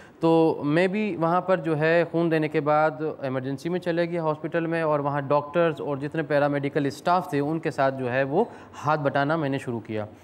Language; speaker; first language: Urdu; native; Urdu